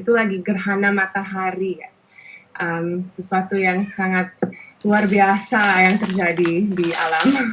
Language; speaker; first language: Indonesian; non-native, local second language; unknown